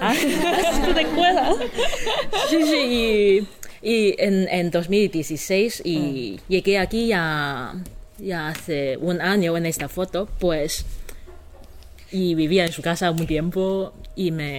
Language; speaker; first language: Spanish; non-native, fluent; Chinese